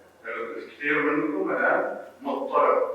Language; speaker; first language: Arabic; native; Arabic